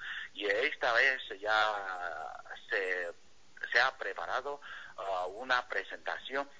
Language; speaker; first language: Spanish; non-native, fluent; Chinese